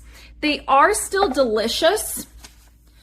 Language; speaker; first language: English; native; English